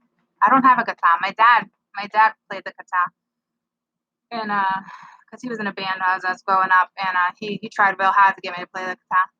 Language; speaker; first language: English; native; English